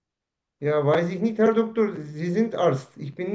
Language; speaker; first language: German; non-native, learner; Turkish